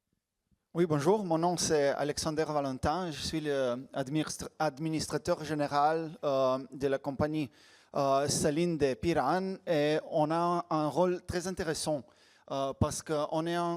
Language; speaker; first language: French; non-native, learner; Slovenian